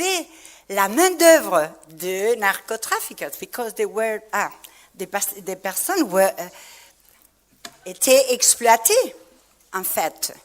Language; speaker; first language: French; non-native, fluent; Spanish